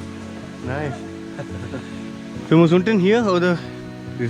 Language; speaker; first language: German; non-native, learner; Hindi